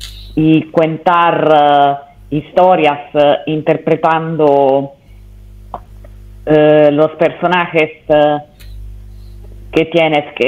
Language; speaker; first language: Spanish; non-native, learner; Italian